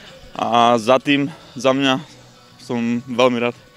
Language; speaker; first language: Polish; non-native, learner; Slovak